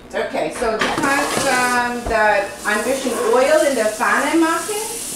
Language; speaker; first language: German; non-native, learner; English